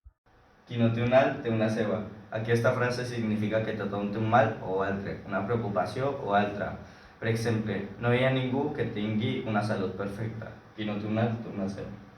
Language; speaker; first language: Catalan; non-native, learner; Spanish